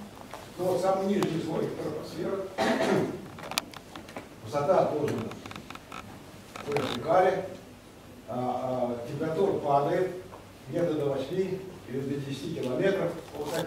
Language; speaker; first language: Russian; native; Russian